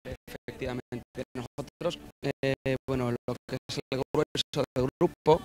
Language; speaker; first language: Spanish; native; Spanish